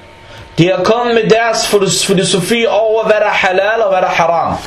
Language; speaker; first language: Danish; early bilingual, other home language; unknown